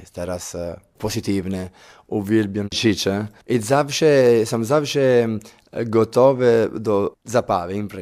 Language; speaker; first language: Polish; non-native, learner; Italian